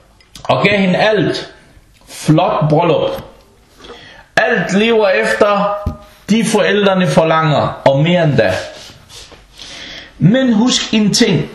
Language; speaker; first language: Danish; non-native, local second language; Arabic